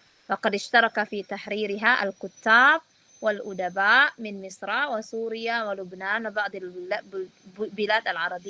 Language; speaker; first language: Arabic; non-native, fluent; Indonesian